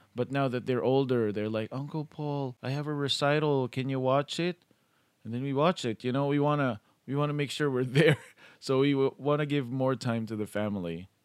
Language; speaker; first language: English; non-native, local second language; Filipino